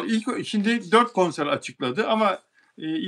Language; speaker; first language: Turkish; native; Turkish